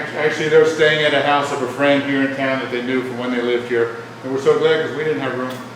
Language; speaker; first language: English; native; English